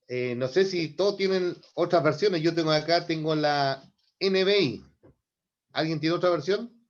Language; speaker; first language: Spanish; native; Spanish